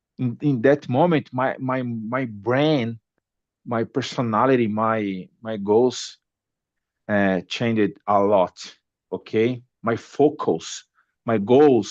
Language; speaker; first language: English; non-native, learner; Portuguese